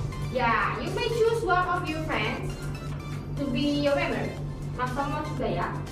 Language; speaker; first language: English; non-native, fluent; Indonesian